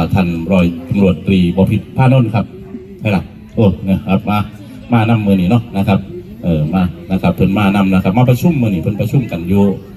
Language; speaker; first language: Thai; native; Thai